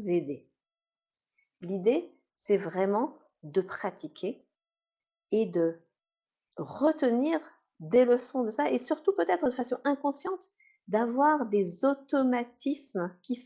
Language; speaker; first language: French; native; French